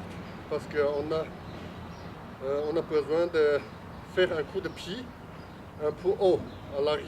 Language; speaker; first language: French; non-native, fluent; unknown